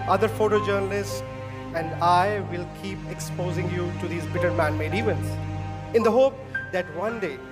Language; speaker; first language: Hindi; native; Hindi